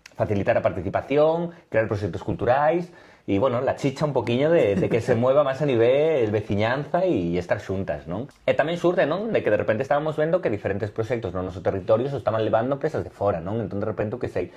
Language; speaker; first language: Galician; non-native, local second language; Spanish